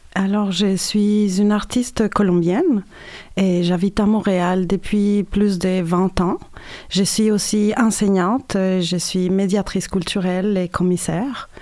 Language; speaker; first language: French; non-native, fluent; Spanish